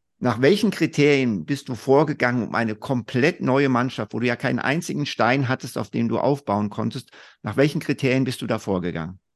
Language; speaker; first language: German; native; German